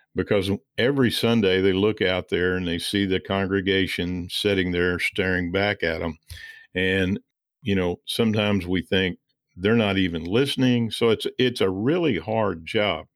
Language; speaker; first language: English; native; English